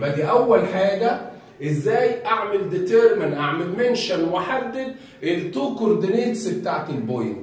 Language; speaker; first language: Arabic; native; Arabic